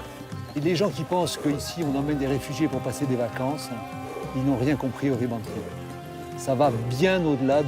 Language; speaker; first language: French; native; French